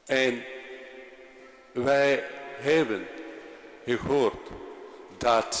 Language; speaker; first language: Dutch; non-native, fluent; Spanish